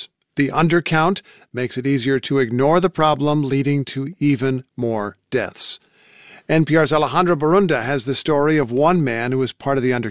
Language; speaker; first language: English; native; English